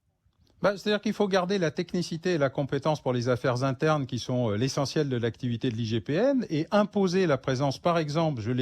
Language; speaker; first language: French; native; French